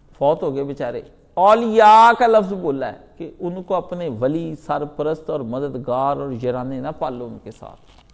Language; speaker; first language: Urdu; non-native, local second language; Punjabi